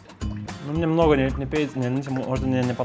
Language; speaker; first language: Russian; non-native, learner; Lithuanian